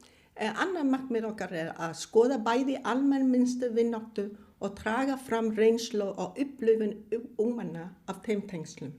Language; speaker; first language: Icelandic; non-native, fluent; Vietnamese